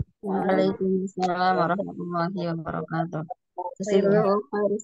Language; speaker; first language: Indonesian; native; Indonesian